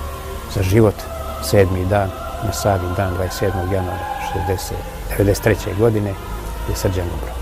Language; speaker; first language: Bosnian; native; Bosnian